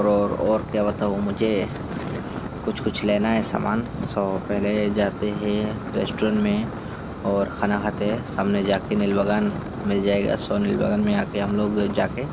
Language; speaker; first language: Hindi; non-native, local second language; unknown